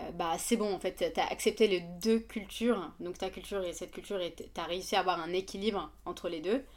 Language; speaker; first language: French; non-native, fluent; Arabic